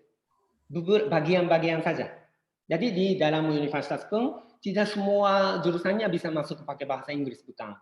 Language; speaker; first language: Indonesian; non-native, fluent; Japanese